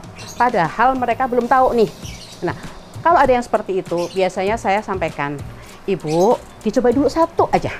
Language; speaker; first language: Indonesian; native; Indonesian